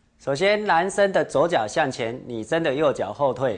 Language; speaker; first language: Chinese; native; Chinese